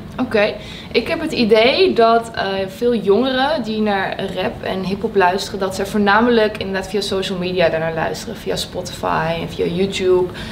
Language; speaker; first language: Dutch; native; Dutch